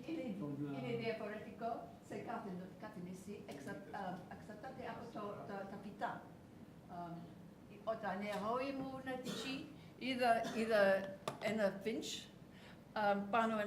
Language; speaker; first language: Greek; non-native, learner; English